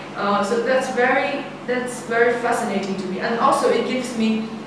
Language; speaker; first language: English; non-native, fluent; Chinese